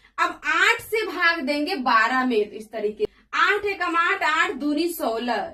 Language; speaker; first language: Hindi; native; Hindi